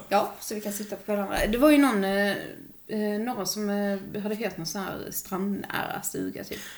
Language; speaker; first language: Swedish; native; Swedish